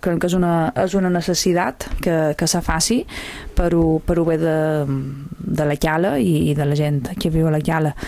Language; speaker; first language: Catalan; native; Catalan